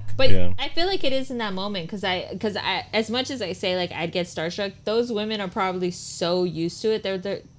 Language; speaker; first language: English; non-native, fluent; Spanish